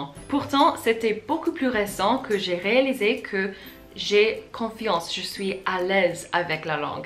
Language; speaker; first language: French; non-native, fluent; English